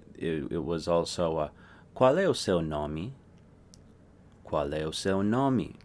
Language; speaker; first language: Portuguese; non-native, fluent; English